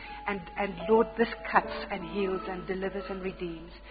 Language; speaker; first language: English; non-native, local second language; Afrikaans